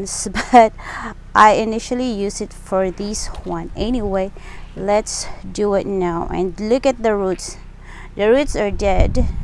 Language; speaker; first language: English; non-native, local second language; Filipino